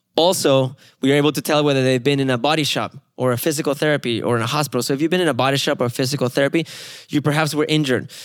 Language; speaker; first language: English; non-native, fluent; Spanish